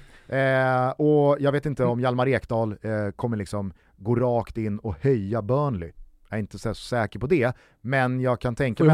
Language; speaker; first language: Swedish; native; Swedish